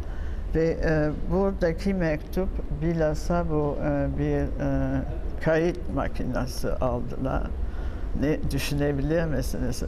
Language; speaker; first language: Turkish; non-native, fluent; French